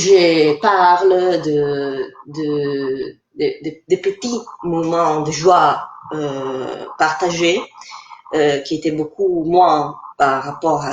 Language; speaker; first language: French; non-native, fluent; Italian